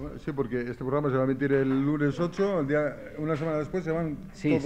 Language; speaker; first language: Spanish; native; Spanish